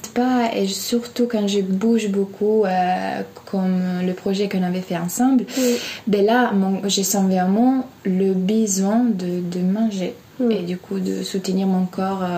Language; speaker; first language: French; non-native, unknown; Italian